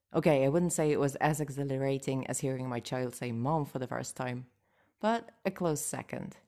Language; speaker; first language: English; non-native, fluent; Russian